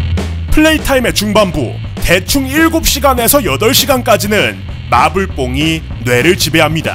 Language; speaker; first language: Korean; native; Korean